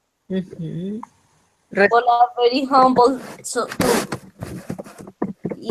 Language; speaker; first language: English; non-native, learner; Spanish